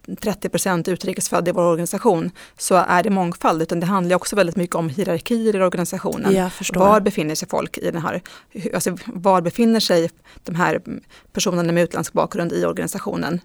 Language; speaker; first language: Swedish; native; Swedish